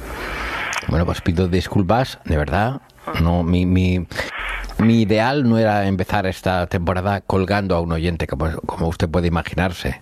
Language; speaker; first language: Spanish; native; Spanish